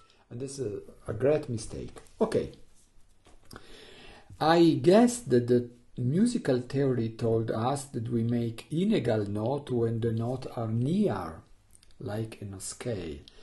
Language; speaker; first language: English; non-native, learner; Italian